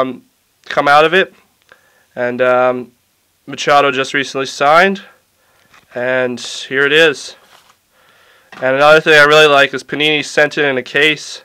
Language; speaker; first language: English; native; English